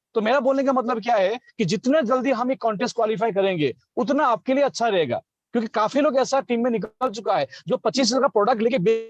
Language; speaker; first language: Hindi; non-native, local second language; Assamese